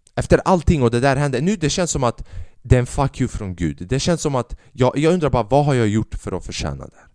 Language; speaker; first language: Swedish; early bilingual, other home language; Albanian